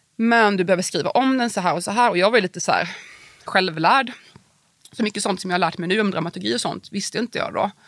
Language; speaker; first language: Swedish; native; Swedish